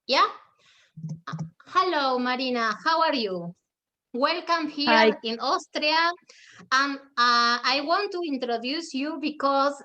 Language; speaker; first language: English; non-native, learner; German